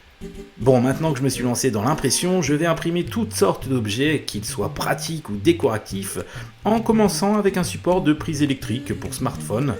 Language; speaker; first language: French; native; French